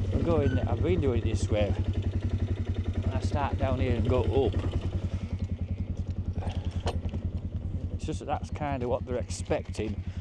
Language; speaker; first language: English; native; English